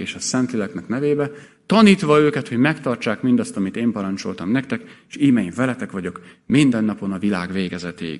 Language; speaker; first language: Hungarian; native; Hungarian